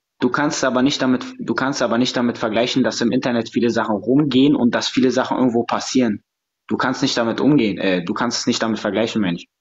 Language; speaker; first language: German; early bilingual, other home language; Serbian